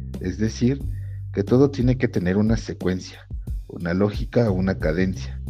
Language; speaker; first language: Spanish; native; Spanish